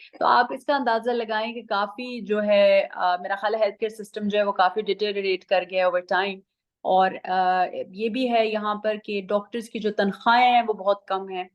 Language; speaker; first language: Urdu; non-native, fluent; Persian